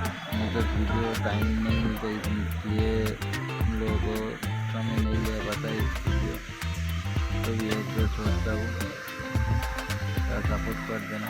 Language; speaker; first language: Hindi; non-native, local second language; Bangla